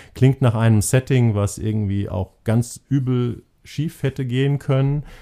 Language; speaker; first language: German; native; German